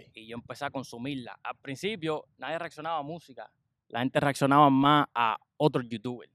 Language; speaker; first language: Spanish; native; Spanish